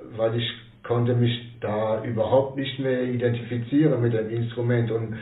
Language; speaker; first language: German; non-native, local second language; French